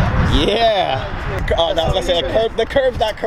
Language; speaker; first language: English; native; English